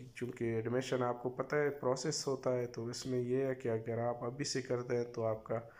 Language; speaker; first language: Urdu; non-native, local second language; Pashto